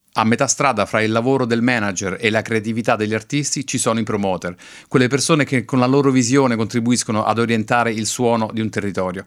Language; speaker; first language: Italian; native; Italian